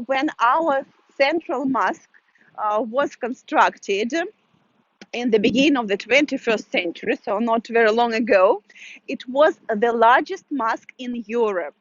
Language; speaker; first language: English; non-native, fluent; Russian